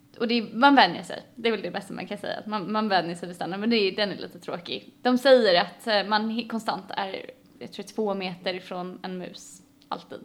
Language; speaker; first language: Swedish; native; Swedish